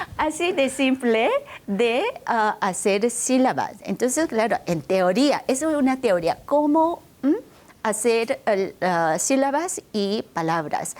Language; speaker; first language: Spanish; non-native, fluent; Korean